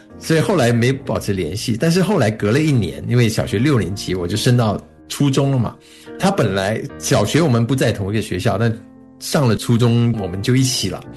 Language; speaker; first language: Chinese; native; Chinese